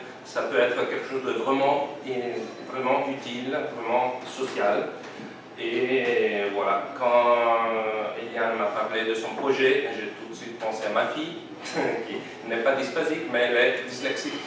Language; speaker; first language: French; non-native, fluent; Italian